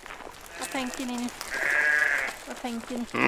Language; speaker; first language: Swedish; native; Swedish